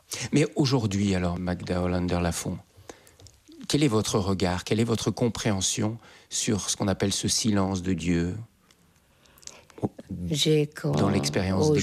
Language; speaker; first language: French; native; French